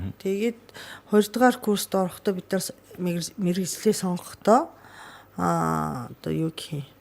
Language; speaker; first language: Mongolian; non-native, fluent; Japanese